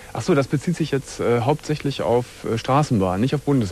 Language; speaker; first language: German; native; German